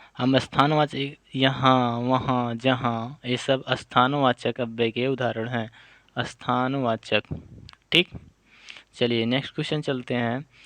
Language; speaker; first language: Hindi; native; Hindi